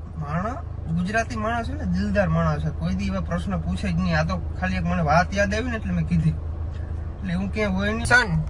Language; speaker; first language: Gujarati; native; Gujarati